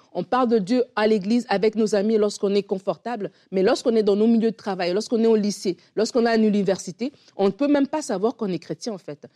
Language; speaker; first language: French; native; French